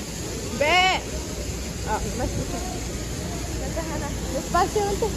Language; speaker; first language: Spanish; early bilingual, heritage; Spanish